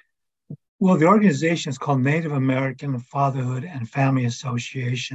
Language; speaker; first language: English; native; English